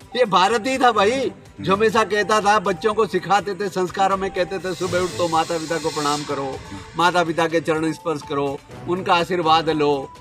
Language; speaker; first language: Hindi; native; Hindi